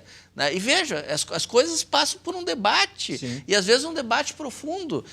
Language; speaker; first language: Portuguese; native; Portuguese